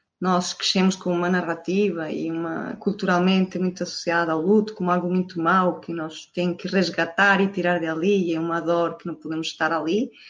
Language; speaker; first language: Portuguese; non-native, fluent; Spanish